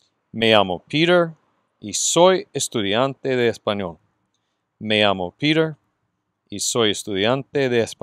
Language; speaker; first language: Spanish; non-native, fluent; English